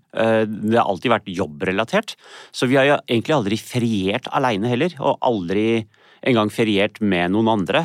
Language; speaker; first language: Norwegian; early bilingual, other home language; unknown